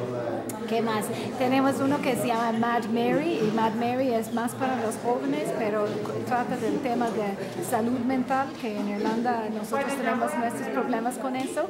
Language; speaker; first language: Spanish; non-native, fluent; English